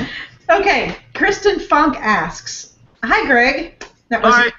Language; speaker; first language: English; native; English